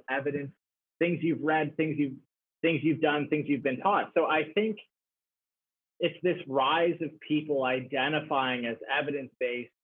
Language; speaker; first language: English; native; English